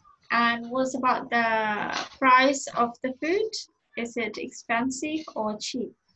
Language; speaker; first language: English; non-native, fluent; Indonesian